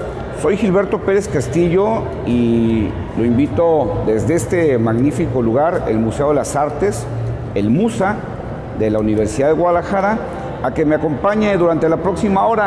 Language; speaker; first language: Spanish; native; Spanish